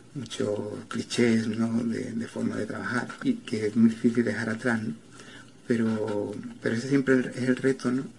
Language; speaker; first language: Spanish; native; Spanish